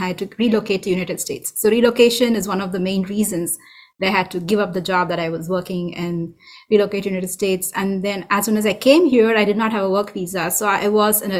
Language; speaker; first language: English; non-native, local second language; Tamil